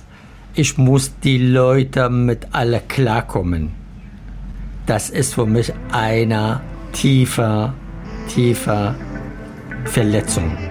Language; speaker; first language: German; non-native, learner; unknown